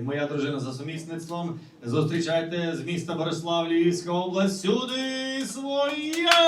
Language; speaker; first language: Ukrainian; native; Ukrainian